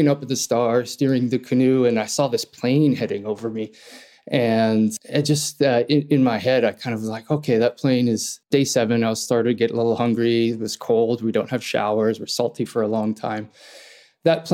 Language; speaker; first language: English; native; English